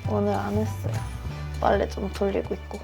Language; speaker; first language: Korean; non-native, fluent; Swedish